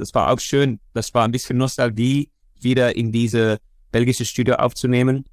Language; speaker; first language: German; non-native, fluent; Dutch